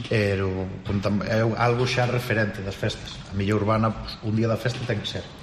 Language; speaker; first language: Galician; native; Galician